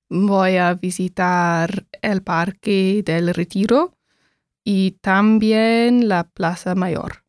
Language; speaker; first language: Spanish; non-native, learner; English